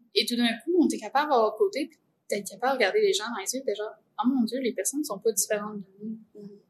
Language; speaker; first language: French; native; French